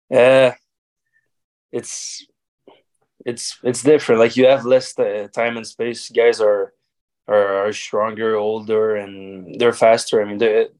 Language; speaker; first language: English; native; English